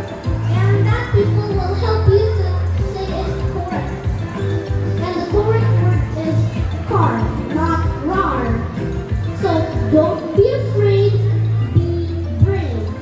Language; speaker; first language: English; non-native, learner; Indonesian